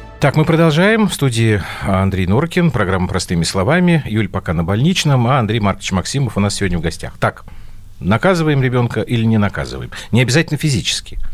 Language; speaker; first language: Russian; native; Russian